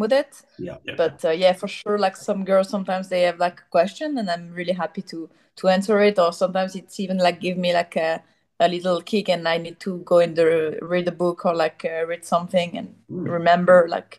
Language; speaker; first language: English; non-native, fluent; French